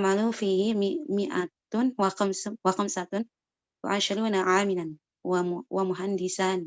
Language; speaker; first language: Arabic; non-native, learner; Indonesian